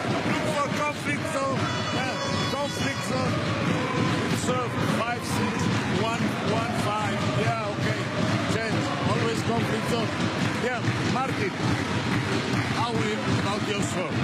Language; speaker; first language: English; non-native, learner; Italian